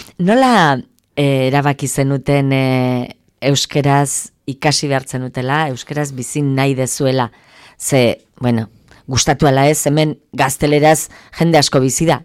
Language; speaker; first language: Basque; native; Basque